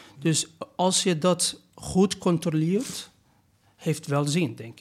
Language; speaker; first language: Dutch; non-native, learner; Persian